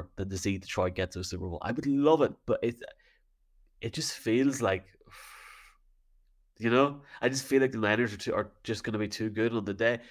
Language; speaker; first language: English; native; English